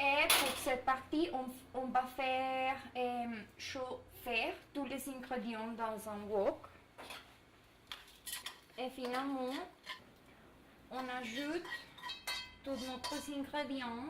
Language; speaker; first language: French; non-native, learner; Spanish